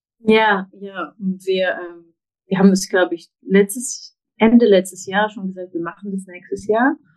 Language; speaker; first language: German; non-native, fluent; English